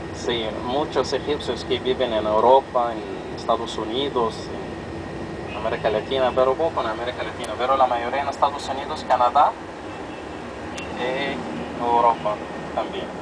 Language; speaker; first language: Spanish; non-native, fluent; Arabic